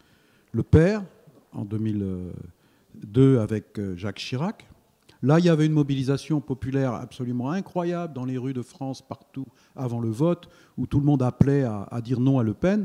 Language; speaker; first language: French; native; French